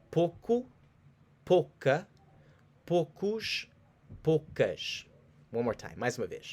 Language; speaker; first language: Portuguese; non-native, fluent; English